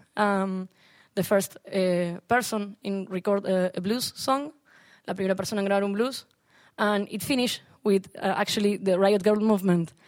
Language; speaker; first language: English; non-native, learner; Spanish